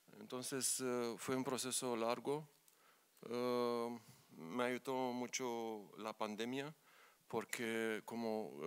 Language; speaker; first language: Spanish; non-native, learner; Romanian